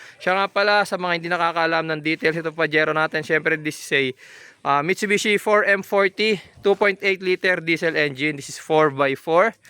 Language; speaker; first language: Filipino; native; Filipino